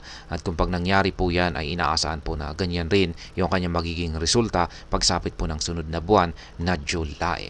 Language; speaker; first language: Filipino; native; Filipino